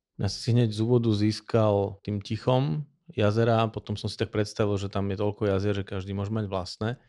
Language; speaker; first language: Slovak; native; Slovak